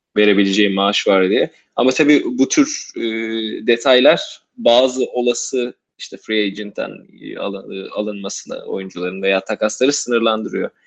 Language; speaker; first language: Turkish; native; Turkish